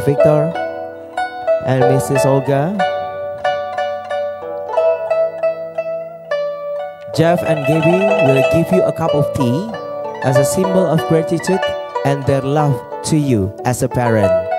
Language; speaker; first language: English; non-native, fluent; Indonesian